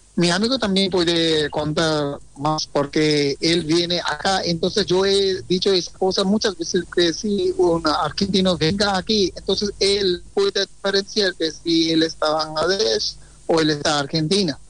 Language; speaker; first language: Spanish; non-native, fluent; Bangla